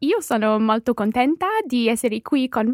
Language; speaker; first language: Italian; non-native, learner; English